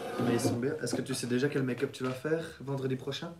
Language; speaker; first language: French; native; French